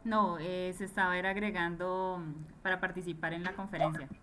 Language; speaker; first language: Spanish; native; Spanish